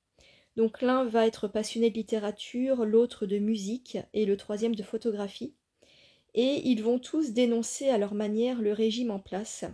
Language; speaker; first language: French; native; French